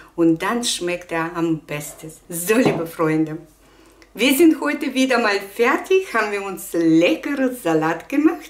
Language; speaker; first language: German; non-native, fluent; Russian